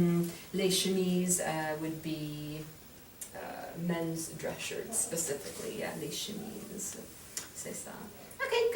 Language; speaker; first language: French; non-native, fluent; English